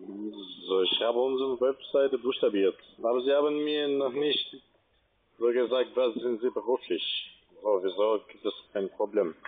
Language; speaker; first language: German; non-native, fluent; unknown